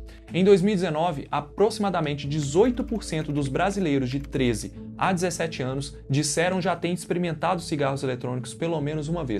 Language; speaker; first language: Portuguese; native; Portuguese